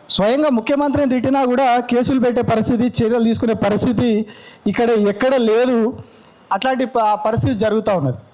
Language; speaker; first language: Telugu; native; Telugu